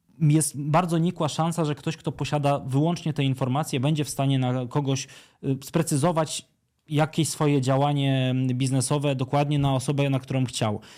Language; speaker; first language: Polish; native; Polish